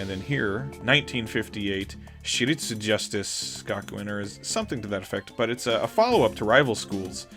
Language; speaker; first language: English; native; English